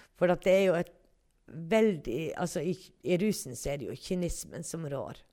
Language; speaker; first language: Norwegian; native; Norwegian